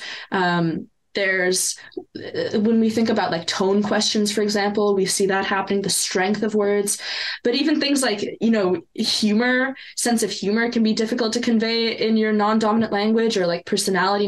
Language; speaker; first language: English; non-native, local second language; French